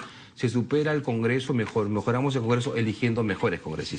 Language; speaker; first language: Spanish; native; Spanish